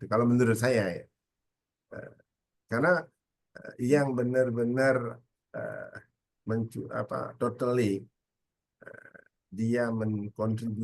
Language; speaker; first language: Indonesian; native; Indonesian